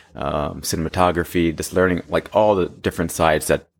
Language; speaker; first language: English; early bilingual, other home language; Hindi